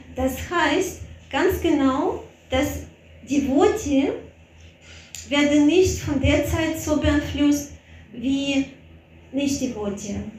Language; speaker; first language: German; non-native, fluent; Russian